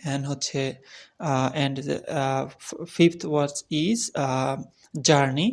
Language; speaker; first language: English; non-native, learner; Bangla